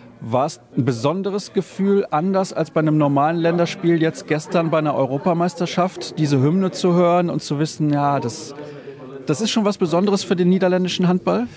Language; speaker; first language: German; native; German